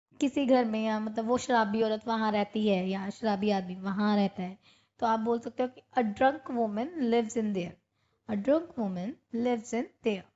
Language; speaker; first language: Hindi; non-native, local second language; Punjabi